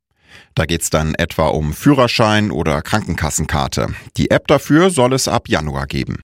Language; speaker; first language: German; native; German